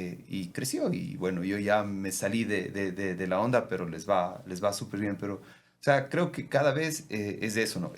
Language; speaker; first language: Spanish; native; Spanish